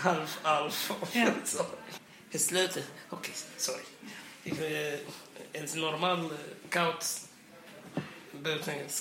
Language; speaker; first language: Dutch; non-native, learner; Arabic